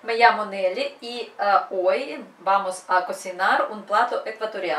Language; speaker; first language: Spanish; non-native, learner; Russian